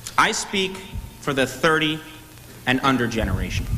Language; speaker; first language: English; native; English